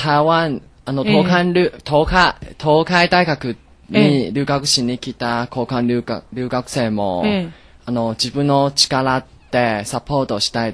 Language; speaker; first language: Japanese; non-native, learner; Chinese